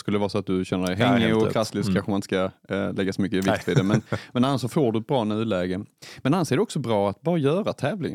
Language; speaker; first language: Swedish; native; Swedish